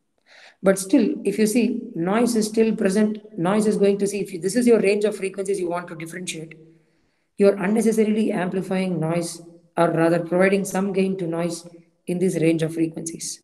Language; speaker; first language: English; non-native, local second language; Tamil